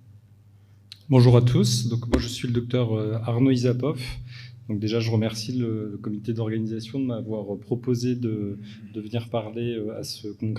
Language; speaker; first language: French; native; French